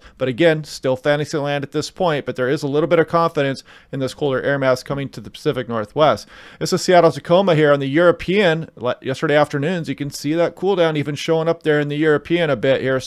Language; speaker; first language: English; native; English